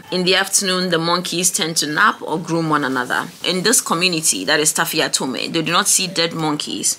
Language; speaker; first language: English; non-native, local second language; Ewe